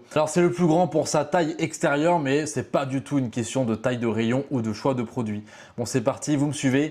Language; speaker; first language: French; native; French